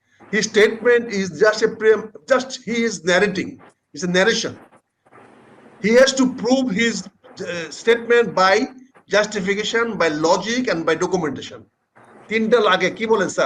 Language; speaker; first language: English; non-native, local second language; Bangla